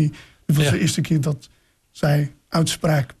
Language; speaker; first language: Dutch; non-native, fluent; English